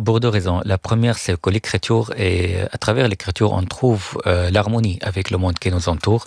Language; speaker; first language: French; non-native, fluent; Arabic